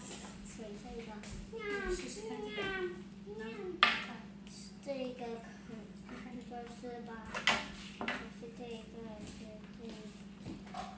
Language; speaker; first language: Chinese; early bilingual, heritage; Chinese